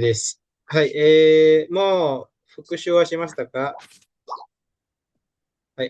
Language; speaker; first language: Japanese; non-native, fluent; Indonesian